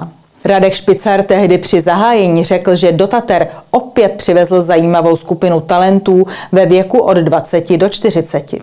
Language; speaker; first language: Czech; native; Czech